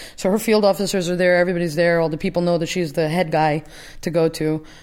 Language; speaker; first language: English; native; English